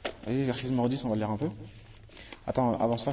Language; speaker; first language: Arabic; non-native, fluent; French